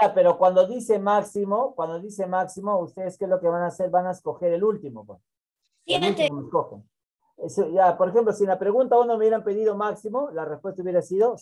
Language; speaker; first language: Spanish; native; Spanish